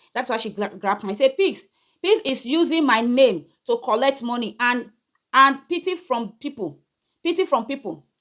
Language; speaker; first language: Nigerian Pidgin; native; Nigerian Pidgin